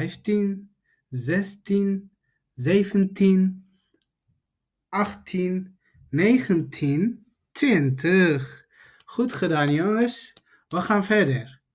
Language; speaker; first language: Dutch; non-native, learner; Tigrinya